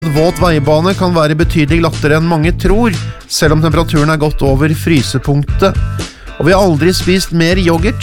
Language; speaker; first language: Norwegian; native; Norwegian